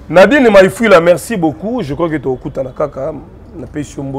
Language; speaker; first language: French; non-native, local second language; Lingala